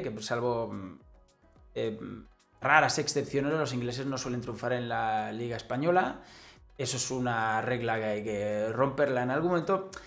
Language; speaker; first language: Spanish; native; Spanish